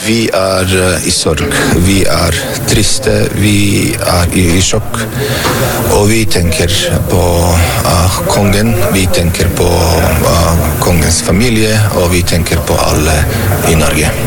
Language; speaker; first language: Norwegian; non-native, fluent; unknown